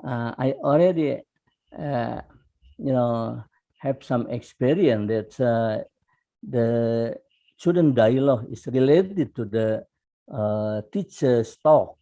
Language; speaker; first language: English; non-native, fluent; Indonesian